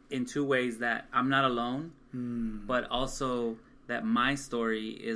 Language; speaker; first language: English; native; English